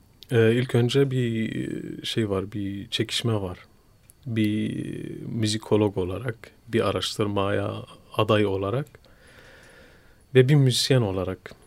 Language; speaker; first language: Turkish; non-native, fluent; Kurdish